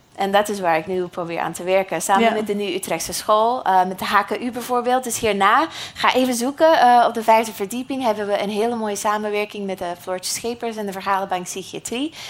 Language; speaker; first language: Dutch; non-native, fluent; English